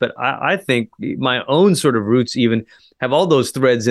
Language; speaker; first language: English; native; English